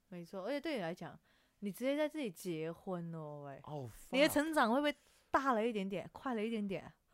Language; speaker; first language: Chinese; non-native, local second language; Cantonese